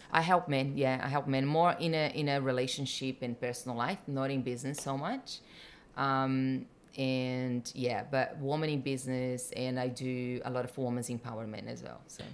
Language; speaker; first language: English; non-native, fluent; Portuguese